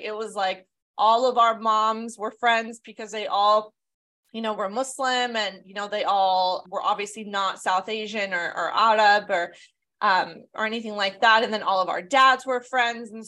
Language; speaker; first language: English; native; English